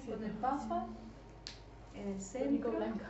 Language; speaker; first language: Spanish; non-native, fluent; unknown